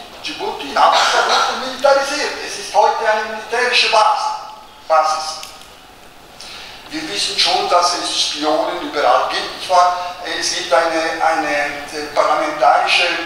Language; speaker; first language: German; non-native, local second language; Italian